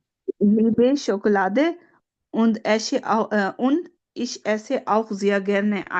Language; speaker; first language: German; non-native, learner; Hindi